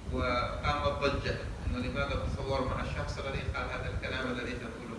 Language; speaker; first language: Arabic; native; Arabic